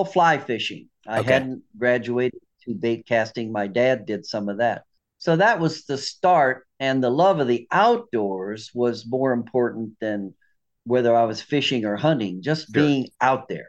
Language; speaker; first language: English; native; English